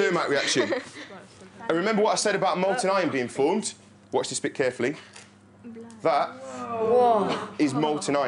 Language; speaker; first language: English; native; English